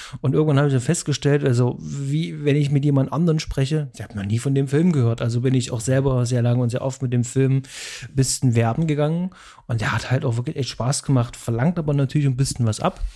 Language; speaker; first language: German; native; German